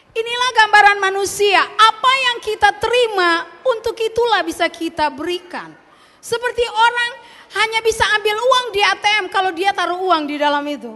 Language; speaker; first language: Indonesian; native; Indonesian